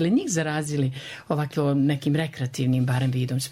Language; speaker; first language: Serbian; native; Serbian